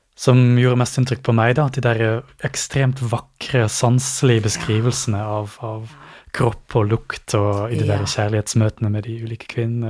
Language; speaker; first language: Norwegian; native; Norwegian